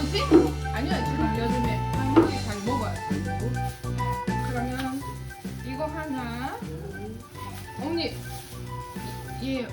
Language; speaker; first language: Korean; non-native, learner; Russian